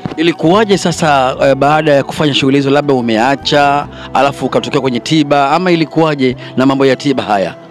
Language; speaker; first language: Swahili; native; Swahili